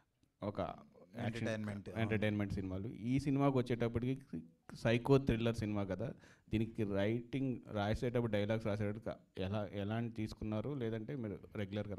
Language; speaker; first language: Telugu; native; Telugu